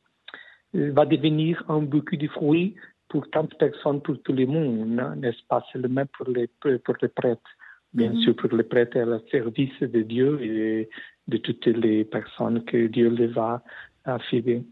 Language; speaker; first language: French; non-native, learner; Portuguese